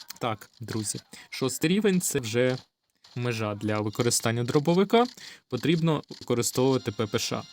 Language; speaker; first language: Ukrainian; non-native, local second language; Russian